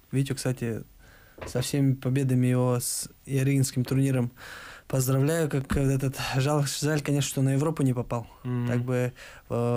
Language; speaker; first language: Russian; native; Russian